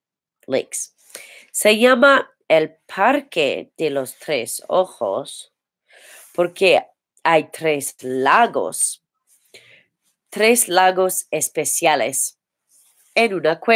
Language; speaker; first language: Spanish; non-native, learner; English